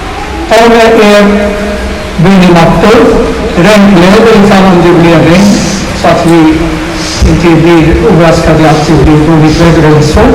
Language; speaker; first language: Swedish; non-native, fluent; Somali